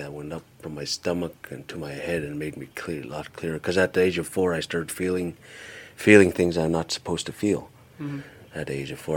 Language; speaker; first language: English; early bilingual, other home language; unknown